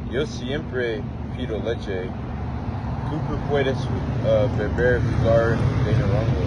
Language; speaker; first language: Spanish; non-native, learner; English